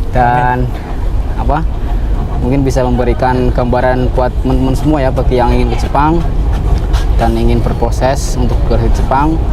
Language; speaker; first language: Indonesian; native; Indonesian